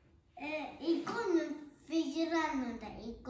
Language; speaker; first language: Korean; early bilingual, heritage; Korean